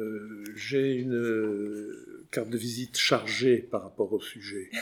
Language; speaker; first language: French; native; French